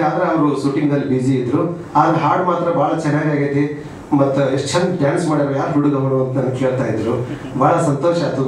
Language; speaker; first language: Kannada; native; Kannada